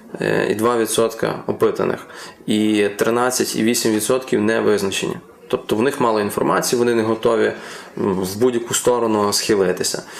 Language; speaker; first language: Ukrainian; native; Ukrainian